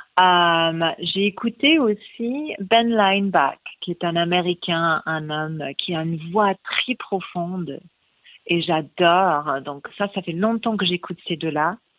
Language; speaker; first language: French; non-native, fluent; English